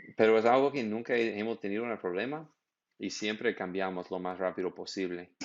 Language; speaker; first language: Spanish; non-native, learner; English